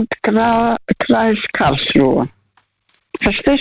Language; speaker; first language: German; non-native, local second language; Russian